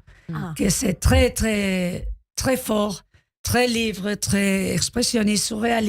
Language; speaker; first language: French; non-native, learner; Spanish